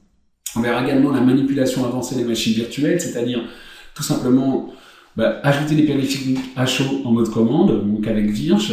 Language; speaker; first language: French; native; French